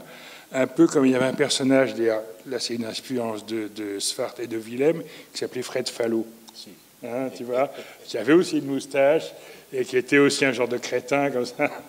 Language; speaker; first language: French; native; French